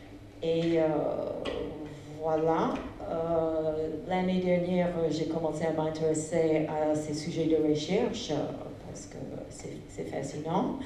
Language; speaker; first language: French; non-native, fluent; English